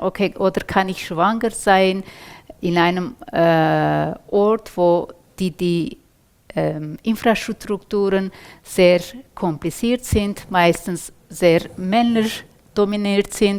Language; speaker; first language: German; non-native, fluent; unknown